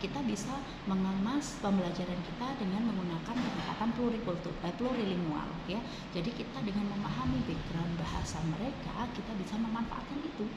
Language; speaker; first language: Indonesian; native; Indonesian